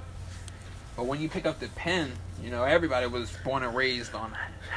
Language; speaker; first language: English; native; English